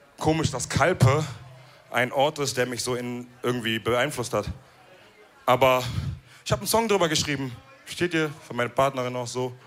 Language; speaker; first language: German; early bilingual, other home language; Wolof